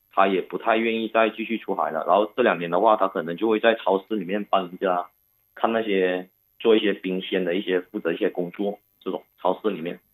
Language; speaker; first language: Chinese; non-native, local second language; Cantonese